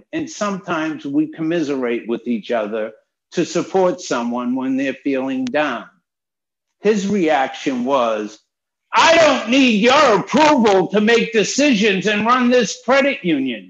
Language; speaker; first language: English; native; English